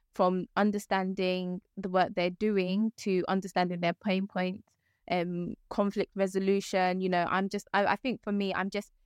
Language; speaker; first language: English; native; English